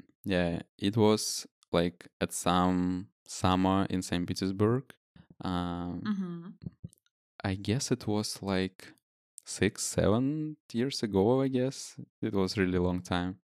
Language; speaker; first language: English; non-native, fluent; Russian